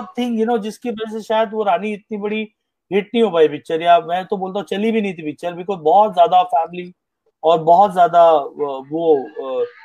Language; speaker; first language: Hindi; native; Hindi